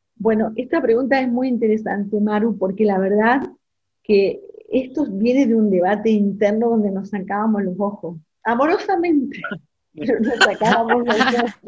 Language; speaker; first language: Spanish; non-native, local second language; German